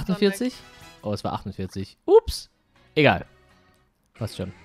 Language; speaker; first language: German; native; German